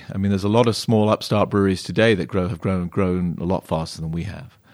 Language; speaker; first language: English; native; English